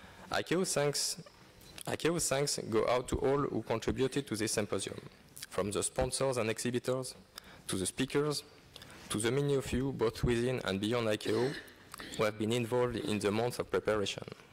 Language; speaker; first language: English; non-native, fluent; French